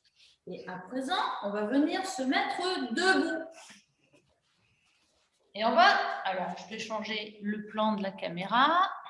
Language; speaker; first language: French; native; French